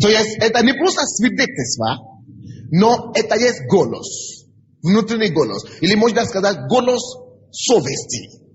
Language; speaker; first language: Russian; non-native, fluent; Yoruba